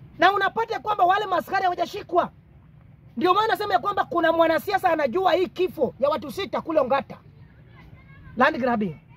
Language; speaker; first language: Swahili; non-native, local second language; Luo (Kenya and Tanzania)